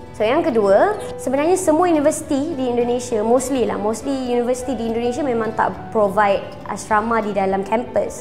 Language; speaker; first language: Malay; native; Malay